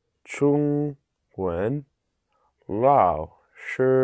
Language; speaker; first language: Chinese; non-native, learner; English